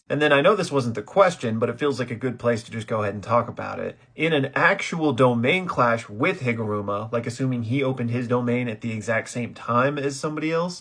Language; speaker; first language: English; native; English